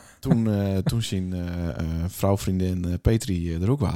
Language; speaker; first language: Dutch; native; Dutch